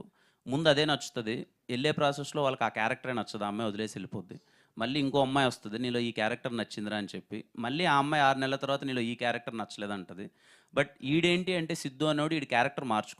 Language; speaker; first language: Telugu; native; Telugu